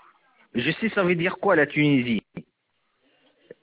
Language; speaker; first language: French; non-native, local second language; Arabic